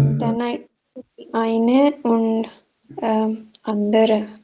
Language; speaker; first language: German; non-native, learner; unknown